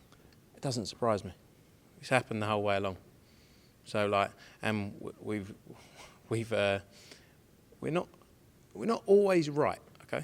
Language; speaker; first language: English; native; English